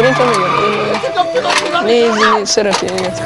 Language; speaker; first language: Hungarian; non-native, learner; German